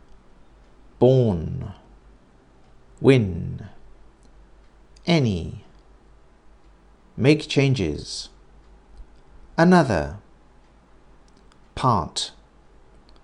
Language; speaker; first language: English; native; English